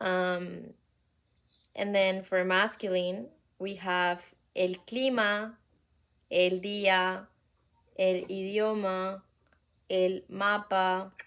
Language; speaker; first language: Spanish; non-native, fluent; English